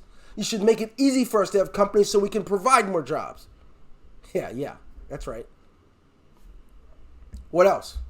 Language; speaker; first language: English; native; English